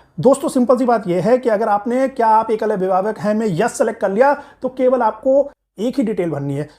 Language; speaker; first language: Hindi; native; Hindi